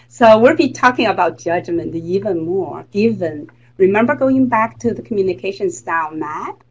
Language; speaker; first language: English; non-native, fluent; Chinese